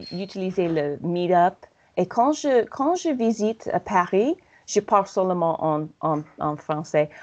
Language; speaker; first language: French; non-native, learner; English